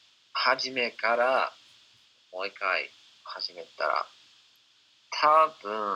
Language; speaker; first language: Japanese; non-native, fluent; English